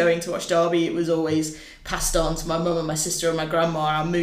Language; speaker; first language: English; native; English